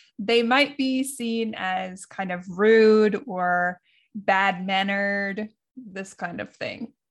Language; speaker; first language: English; native; English